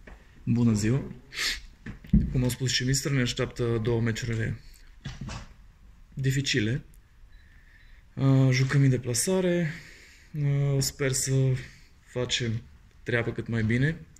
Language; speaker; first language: Romanian; non-native, fluent; Bulgarian